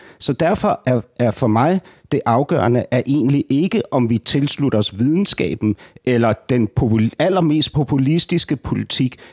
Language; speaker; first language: Danish; native; Danish